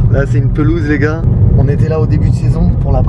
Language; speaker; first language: French; native; French